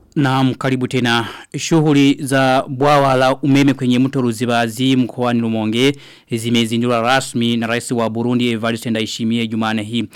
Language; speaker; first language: Swahili; non-native, local second language; Rundi